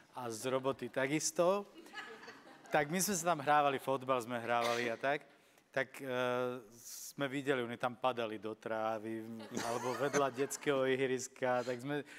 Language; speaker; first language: Slovak; native; Slovak